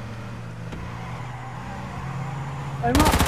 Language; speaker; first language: English; native; English